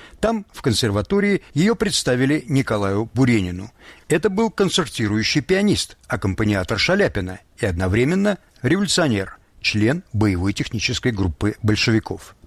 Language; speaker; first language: Russian; native; Russian